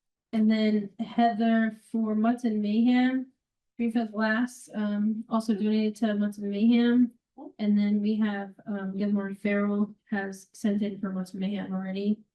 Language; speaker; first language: English; native; English